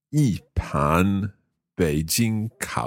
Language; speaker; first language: Chinese; non-native, learner; English